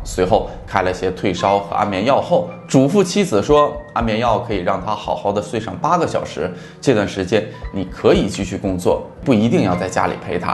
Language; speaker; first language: Chinese; native; Chinese